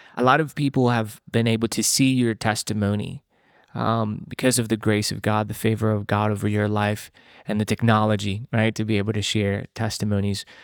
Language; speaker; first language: English; native; English